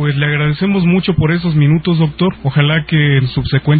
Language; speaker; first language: Spanish; native; Spanish